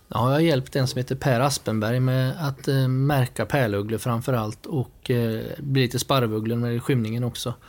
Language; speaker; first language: Swedish; native; Swedish